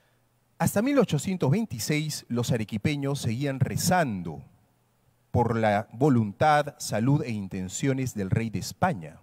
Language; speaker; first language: Spanish; native; Spanish